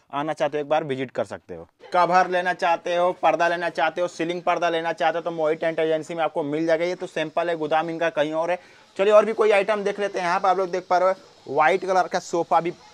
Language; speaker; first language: Hindi; native; Hindi